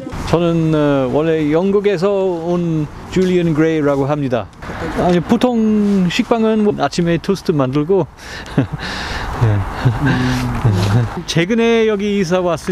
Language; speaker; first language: Korean; non-native, fluent; English